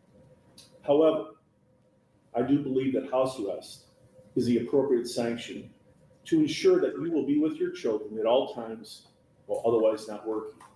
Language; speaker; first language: English; native; English